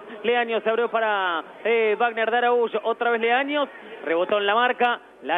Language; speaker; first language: Spanish; native; Spanish